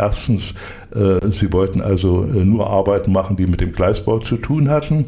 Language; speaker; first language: German; native; German